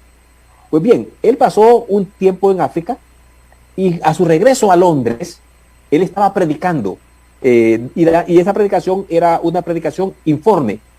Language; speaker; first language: Spanish; native; Spanish